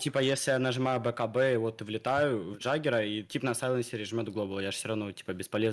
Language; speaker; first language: Russian; native; Russian